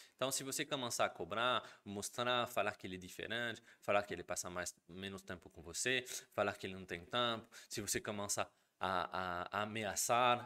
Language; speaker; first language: Portuguese; non-native, fluent; French